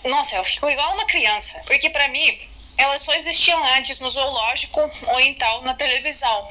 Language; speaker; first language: Portuguese; non-native, fluent; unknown